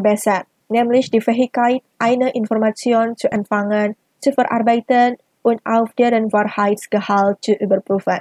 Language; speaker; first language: German; non-native, fluent; Indonesian